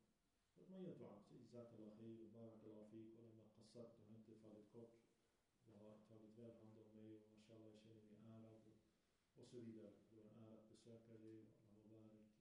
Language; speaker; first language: Swedish; early bilingual, other home language; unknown